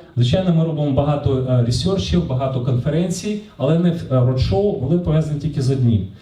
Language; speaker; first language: Ukrainian; non-native, local second language; Russian